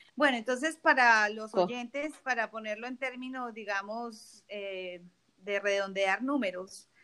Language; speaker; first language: Spanish; native; Spanish